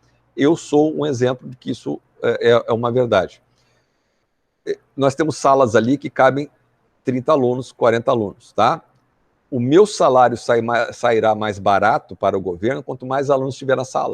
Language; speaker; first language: Portuguese; native; Portuguese